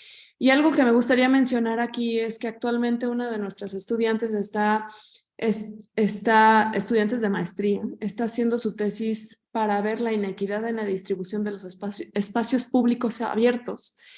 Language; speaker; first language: Spanish; native; Spanish